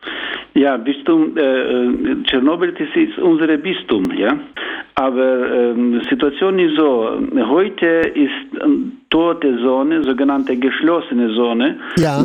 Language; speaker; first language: German; non-native, learner; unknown